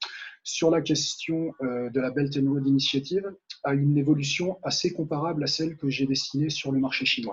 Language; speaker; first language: French; native; French